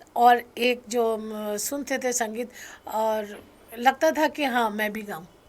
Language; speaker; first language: Hindi; native; Hindi